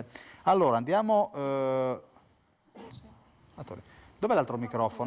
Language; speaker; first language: Italian; native; Italian